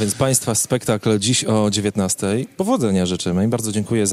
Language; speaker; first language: Polish; native; Polish